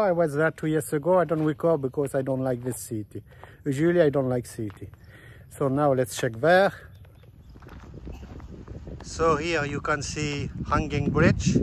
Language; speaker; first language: English; non-native, learner; Dutch